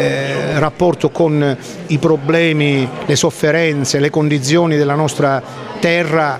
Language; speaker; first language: Italian; native; Italian